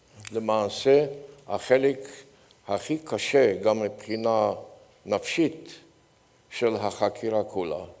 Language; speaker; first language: Hebrew; non-native, fluent; Polish